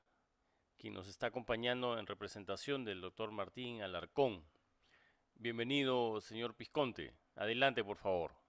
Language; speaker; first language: Spanish; native; Spanish